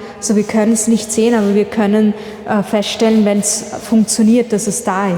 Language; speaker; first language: German; non-native, fluent; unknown